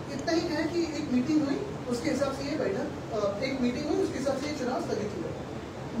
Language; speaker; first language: Hindi; non-native, local second language; Marathi